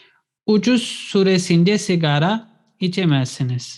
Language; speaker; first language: Turkish; non-native, fluent; Urdu